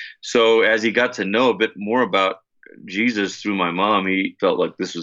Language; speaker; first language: English; native; English